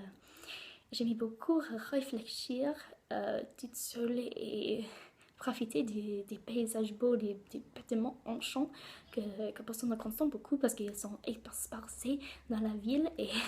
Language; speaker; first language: French; non-native, learner; English